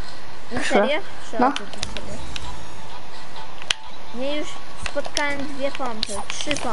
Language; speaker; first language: Polish; early bilingual, heritage; Polish